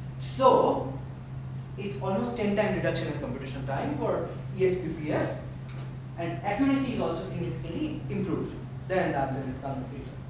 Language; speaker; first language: English; non-native, local second language; Bangla